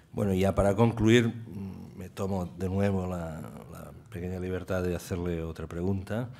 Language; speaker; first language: Spanish; non-native, local second language; Catalan